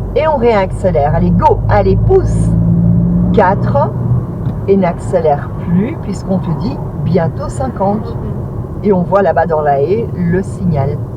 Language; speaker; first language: French; native; French